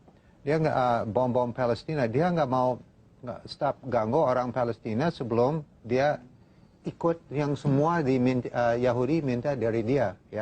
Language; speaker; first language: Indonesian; non-native, fluent; English